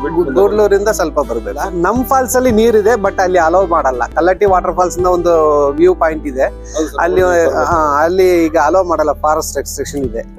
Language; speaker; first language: Kannada; non-native, local second language; Malayalam